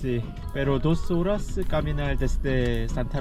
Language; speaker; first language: Spanish; non-native, learner; Korean